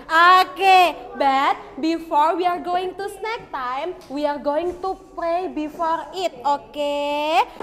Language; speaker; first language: English; non-native, learner; Indonesian